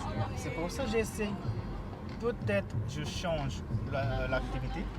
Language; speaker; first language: French; non-native, learner; Japanese